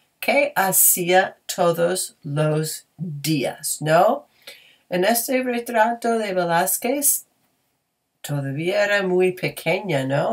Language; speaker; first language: Spanish; non-native, fluent; English